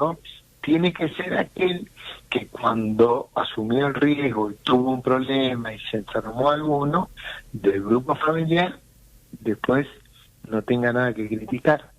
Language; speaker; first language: Spanish; native; Spanish